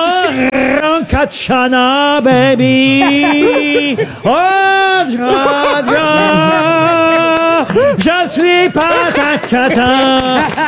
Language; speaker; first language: French; native; French